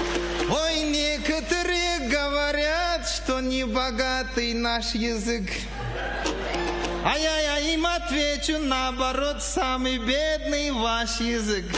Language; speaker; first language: Russian; non-native, local second language; Kyrgyz